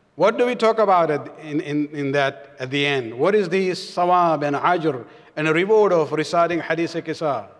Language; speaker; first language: English; non-native, local second language; Urdu